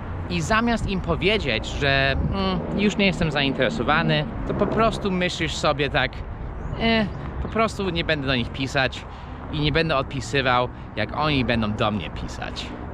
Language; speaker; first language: Polish; non-native, fluent; English